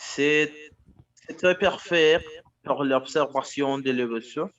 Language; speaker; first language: French; non-native, learner; Spanish